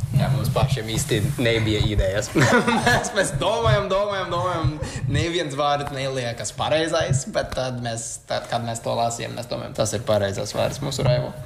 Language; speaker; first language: Latvian; non-native, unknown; English